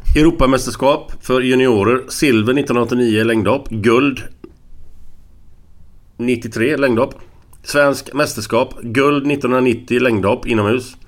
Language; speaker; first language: Swedish; native; Swedish